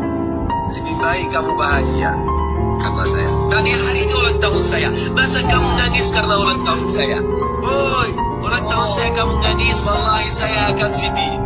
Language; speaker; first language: Indonesian; non-native, fluent; Arabic